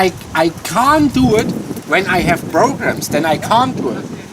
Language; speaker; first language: English; non-native, learner; German